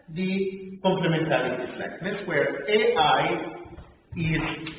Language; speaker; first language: English; non-native, fluent; Italian